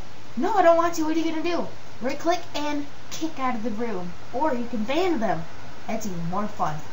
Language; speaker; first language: English; native; English